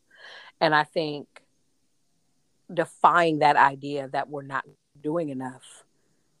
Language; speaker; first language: English; native; English